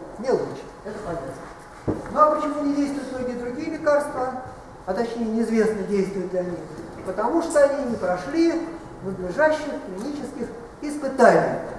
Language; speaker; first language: Russian; native; Russian